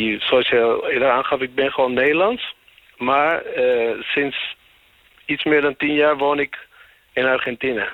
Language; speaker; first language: Dutch; native; Dutch